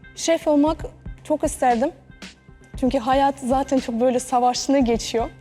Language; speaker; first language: Turkish; non-native, fluent; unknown